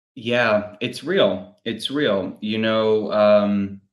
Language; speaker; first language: English; native; English